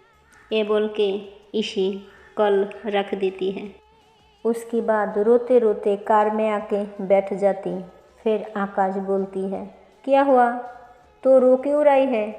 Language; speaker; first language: Hindi; non-native, local second language; Bangla